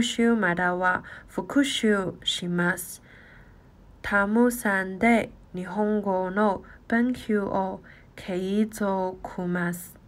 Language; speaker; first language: Japanese; non-native, learner; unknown